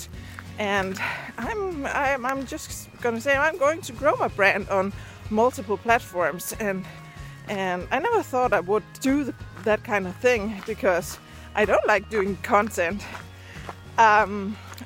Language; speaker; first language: English; non-native, fluent; Danish